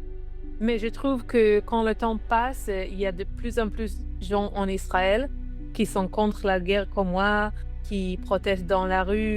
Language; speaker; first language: French; non-native, learner; Hebrew